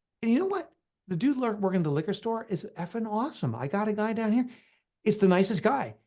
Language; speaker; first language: English; native; English